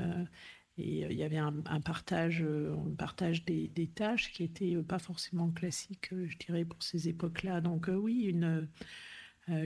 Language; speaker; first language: French; native; French